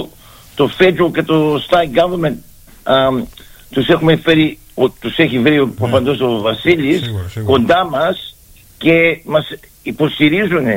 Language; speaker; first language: Greek; early bilingual, heritage; Greek